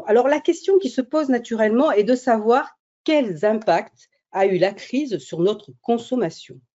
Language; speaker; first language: French; native; French